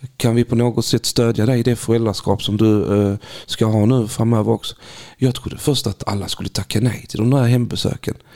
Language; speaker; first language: Swedish; early bilingual, other home language; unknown